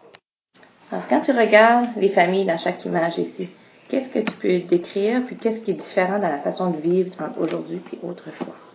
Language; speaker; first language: French; native; French